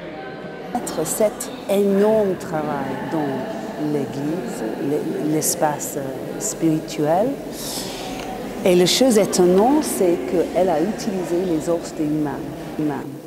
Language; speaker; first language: French; non-native, fluent; English